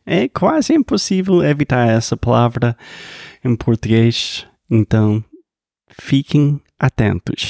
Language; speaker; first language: Portuguese; non-native, fluent; English